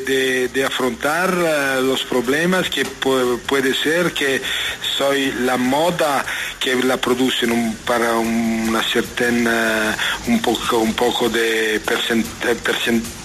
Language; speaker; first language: Spanish; non-native, learner; Italian